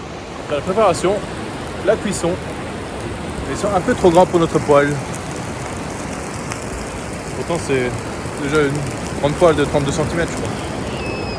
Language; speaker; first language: French; native; French